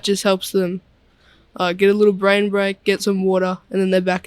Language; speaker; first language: English; native; English